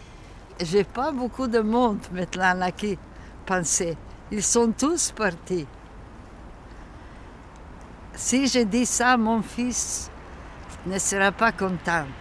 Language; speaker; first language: French; non-native, local second language; Macedonian